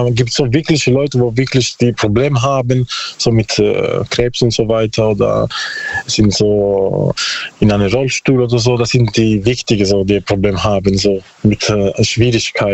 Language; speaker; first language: German; non-native, learner; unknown